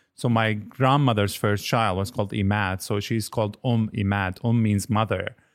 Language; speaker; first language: English; non-native, fluent; Arabic